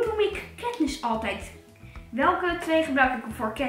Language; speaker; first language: Dutch; native; Dutch